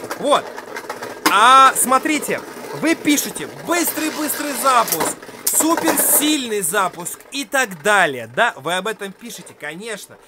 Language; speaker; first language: Russian; native; Russian